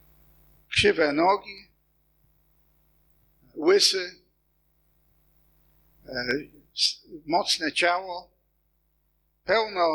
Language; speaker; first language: Polish; non-native, fluent; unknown